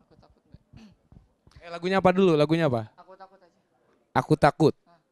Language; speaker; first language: Indonesian; non-native, local second language; Sundanese